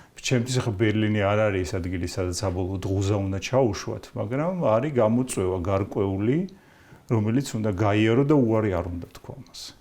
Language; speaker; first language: Georgian; native; Georgian